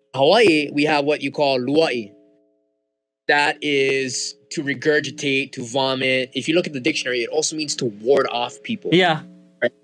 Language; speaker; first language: English; early bilingual, other home language; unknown